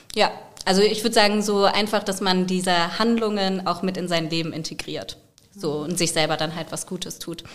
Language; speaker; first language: German; native; German